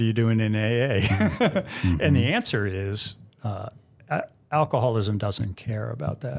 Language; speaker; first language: English; native; English